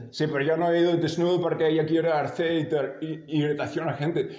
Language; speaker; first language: Spanish; non-native, learner; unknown